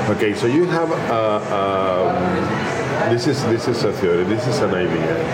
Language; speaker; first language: English; non-native, fluent; Spanish